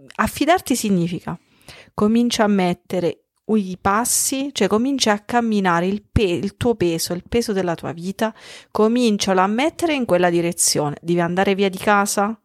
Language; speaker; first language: Italian; native; Italian